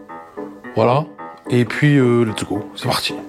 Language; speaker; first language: French; native; French